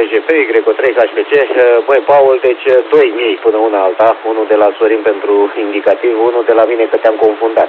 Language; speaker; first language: Romanian; native; Romanian